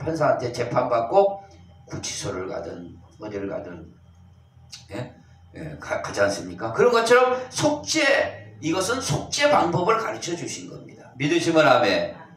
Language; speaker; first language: Korean; native; Korean